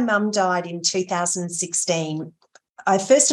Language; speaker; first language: English; native; English